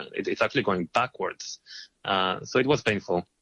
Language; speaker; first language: English; non-native, fluent; Hebrew